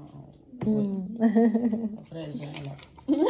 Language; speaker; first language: French; non-native, learner; Vietnamese